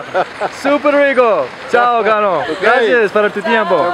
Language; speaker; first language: Spanish; non-native, learner; English